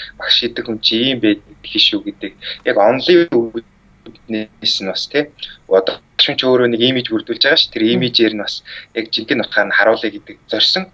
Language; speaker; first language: Mongolian; native; Mongolian